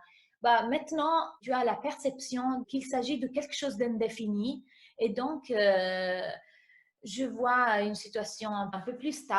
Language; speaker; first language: French; non-native, fluent; Italian